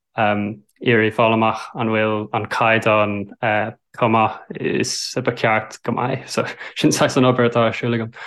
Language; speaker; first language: Irish; non-native, local second language; English